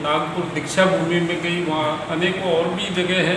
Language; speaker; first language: Hindi; native; Hindi